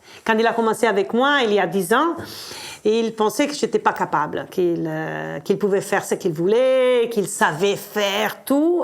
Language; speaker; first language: French; non-native, fluent; Italian